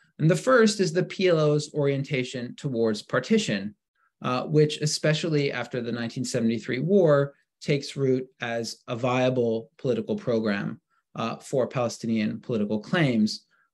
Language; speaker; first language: English; native; English